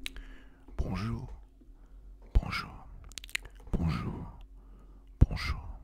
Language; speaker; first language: French; non-native, learner; English